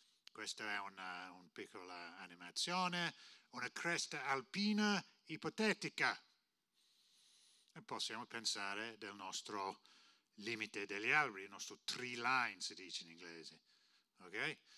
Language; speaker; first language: Italian; non-native, fluent; English